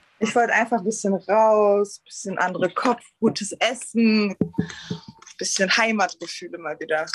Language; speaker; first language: German; early bilingual, other home language; Turkish